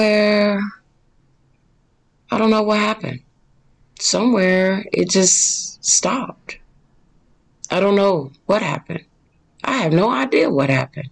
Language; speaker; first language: English; native; English